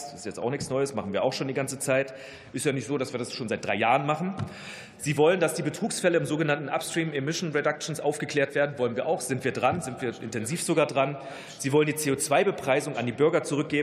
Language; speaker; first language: German; native; German